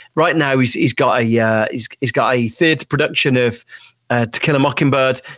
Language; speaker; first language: English; native; English